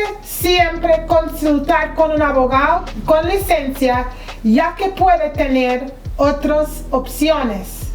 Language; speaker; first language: Spanish; non-native, fluent; English